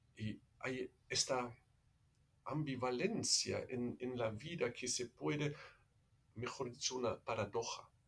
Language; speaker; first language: Spanish; non-native, fluent; German